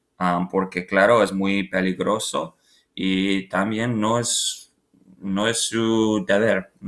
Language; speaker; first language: Spanish; non-native, learner; English